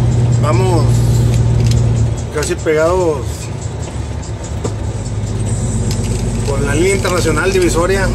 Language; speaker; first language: Spanish; native; Spanish